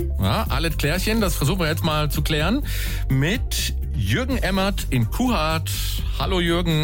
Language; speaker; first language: German; native; German